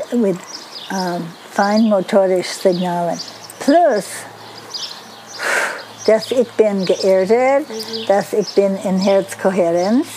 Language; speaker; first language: German; non-native, learner; Dutch